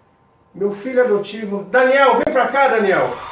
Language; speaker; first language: Portuguese; native; Portuguese